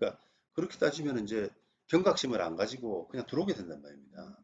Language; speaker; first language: Korean; native; Korean